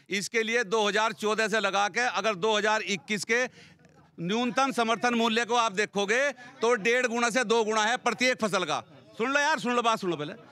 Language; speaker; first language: Hindi; native; Hindi